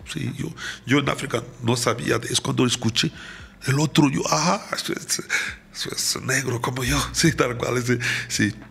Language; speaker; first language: Spanish; non-native, fluent; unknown